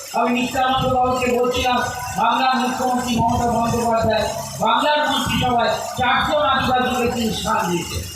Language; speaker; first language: Bangla; native; Bangla